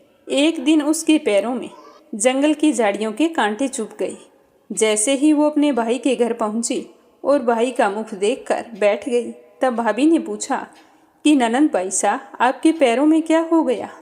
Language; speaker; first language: Hindi; native; Hindi